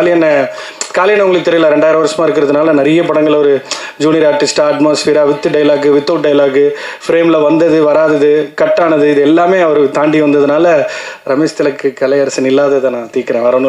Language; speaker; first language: Tamil; native; Tamil